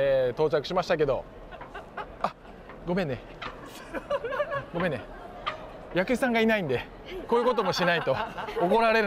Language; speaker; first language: Japanese; native; Japanese